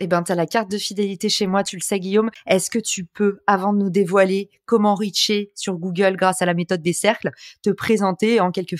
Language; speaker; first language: French; native; French